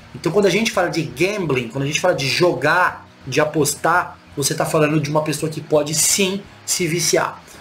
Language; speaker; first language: Portuguese; native; Portuguese